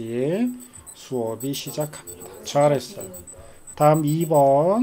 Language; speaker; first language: Korean; native; Korean